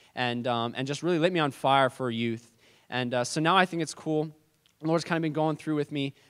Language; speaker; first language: English; native; English